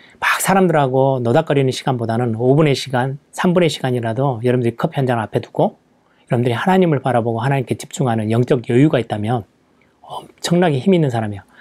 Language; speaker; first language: Korean; native; Korean